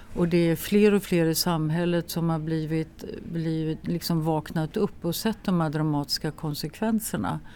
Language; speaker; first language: Swedish; native; Swedish